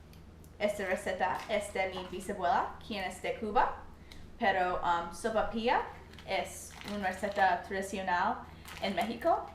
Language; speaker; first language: Spanish; non-native, learner; English